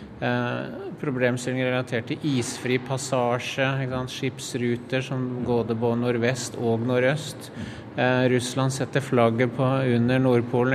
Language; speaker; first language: Norwegian; native; Norwegian